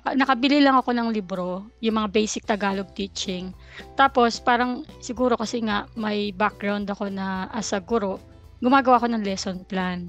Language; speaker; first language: Filipino; native; Filipino